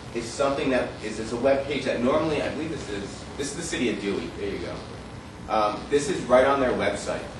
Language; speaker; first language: English; native; English